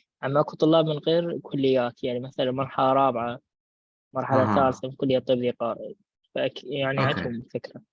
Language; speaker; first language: Arabic; native; Arabic